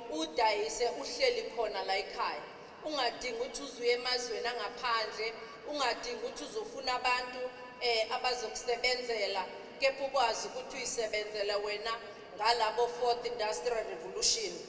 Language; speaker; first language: Zulu; native; Zulu